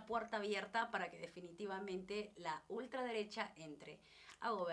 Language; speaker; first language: Spanish; native; Spanish